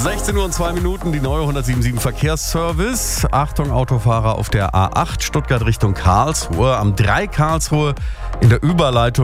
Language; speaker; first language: German; native; German